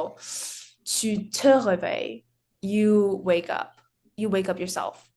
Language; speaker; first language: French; non-native, learner; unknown